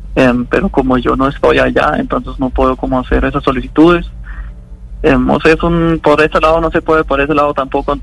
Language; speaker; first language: Spanish; non-native, fluent; German